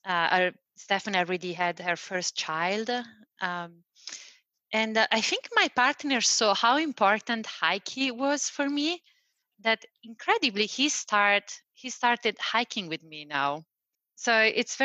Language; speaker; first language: English; non-native, fluent; Italian